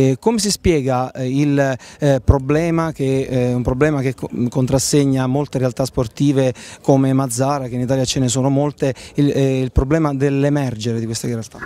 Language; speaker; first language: Italian; native; Italian